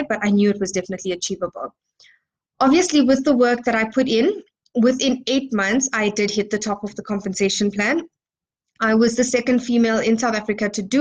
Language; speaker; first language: English; native; English